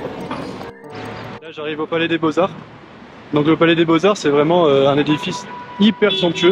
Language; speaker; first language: French; native; French